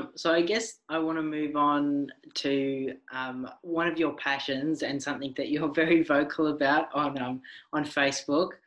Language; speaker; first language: English; native; English